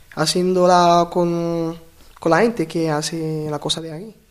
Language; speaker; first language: Spanish; non-native, learner; Arabic